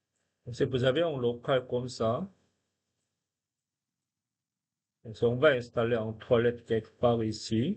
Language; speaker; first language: French; non-native, fluent; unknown